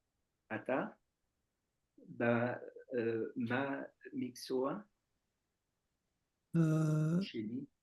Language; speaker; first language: Hebrew; non-native, learner; French